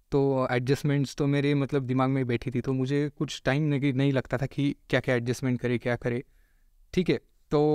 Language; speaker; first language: Hindi; non-native, local second language; Marathi